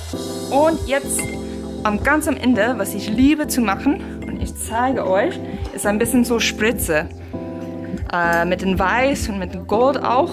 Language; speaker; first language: German; non-native, fluent; English